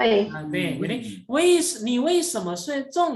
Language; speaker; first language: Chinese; non-native, fluent; Indonesian